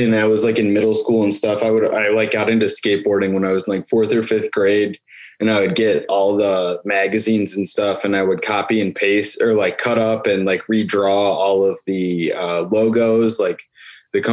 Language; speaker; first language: English; native; English